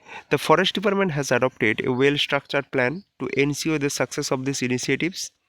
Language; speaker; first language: English; non-native, local second language; Bangla